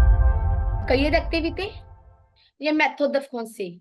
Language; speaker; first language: French; non-native, fluent; Punjabi